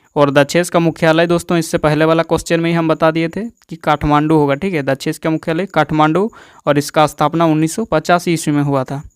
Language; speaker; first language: Hindi; native; Hindi